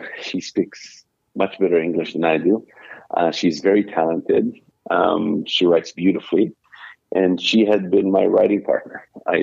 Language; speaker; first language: English; non-native, fluent; Hebrew